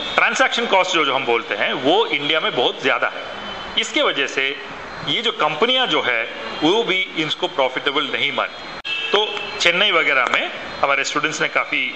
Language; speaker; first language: Hindi; non-native, local second language; Malayalam